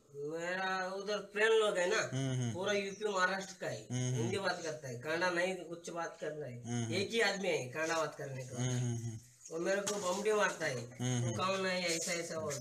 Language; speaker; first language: Hindi; non-native, local second language; Kannada